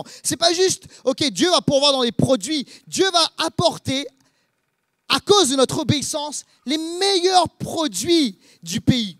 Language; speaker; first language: French; native; French